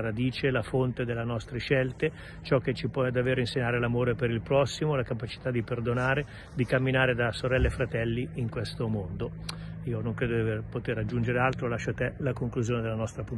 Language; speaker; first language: Italian; native; Italian